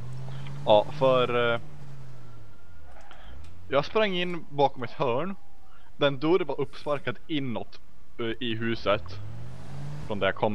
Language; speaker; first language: Swedish; native; Swedish